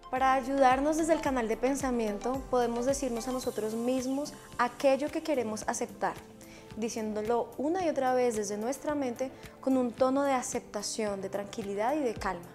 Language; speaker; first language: Spanish; native; Spanish